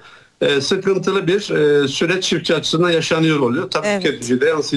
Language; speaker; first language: Turkish; native; Turkish